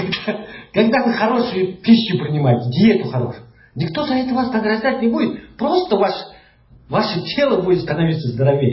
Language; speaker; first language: Russian; native; Russian